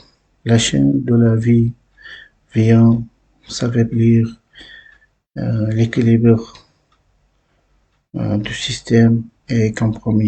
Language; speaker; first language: French; non-native, learner; Uzbek